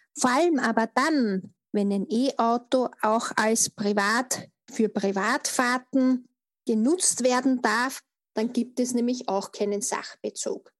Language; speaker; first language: German; native; German